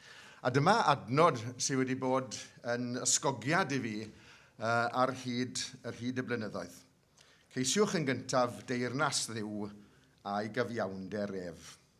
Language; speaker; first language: Welsh; native; Welsh